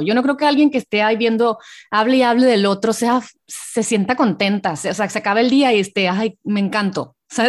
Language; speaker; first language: Spanish; native; Spanish